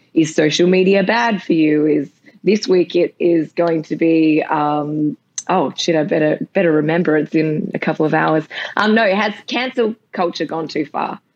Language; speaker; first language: English; native; English